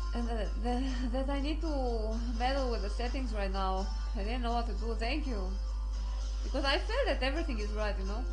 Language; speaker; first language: English; non-native, fluent; Romanian